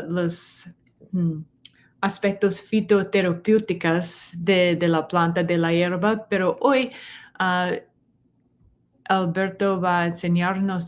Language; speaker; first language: Spanish; non-native, learner; English